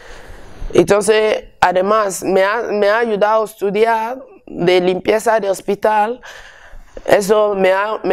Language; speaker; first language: Spanish; non-native, learner; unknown